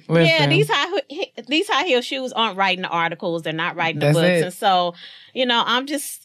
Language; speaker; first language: English; native; English